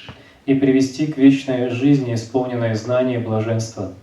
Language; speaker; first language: Russian; native; Russian